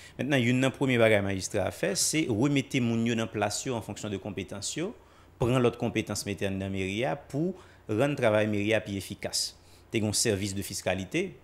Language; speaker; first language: French; non-native, local second language; Haitian Creole